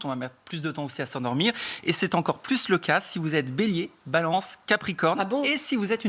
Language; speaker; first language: French; native; French